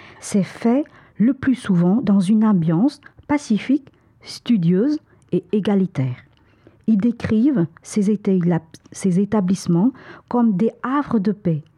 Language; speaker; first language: French; non-native, fluent; Vietnamese